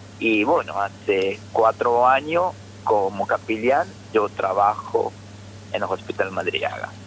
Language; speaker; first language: Spanish; non-native, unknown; Malayalam